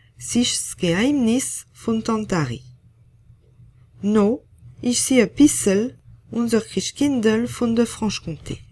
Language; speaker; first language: German; non-native, fluent; French